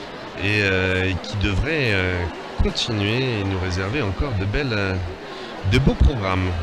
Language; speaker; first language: French; native; French